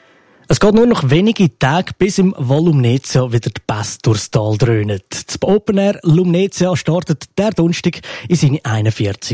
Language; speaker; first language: German; native; German